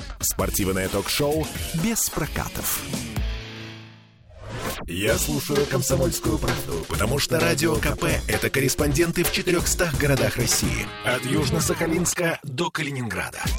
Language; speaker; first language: Russian; early bilingual, heritage; Russian